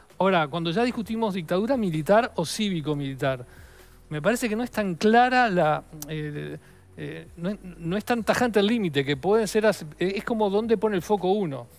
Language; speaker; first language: Spanish; native; Spanish